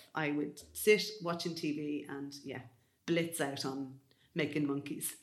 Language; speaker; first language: English; native; English